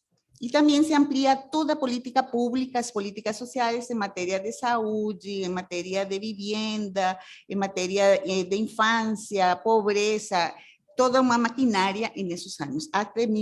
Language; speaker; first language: Portuguese; non-native, fluent; Spanish